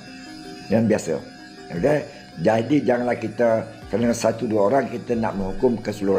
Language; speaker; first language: Malay; native; Malay